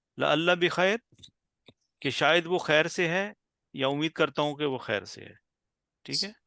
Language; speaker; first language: Urdu; native; Urdu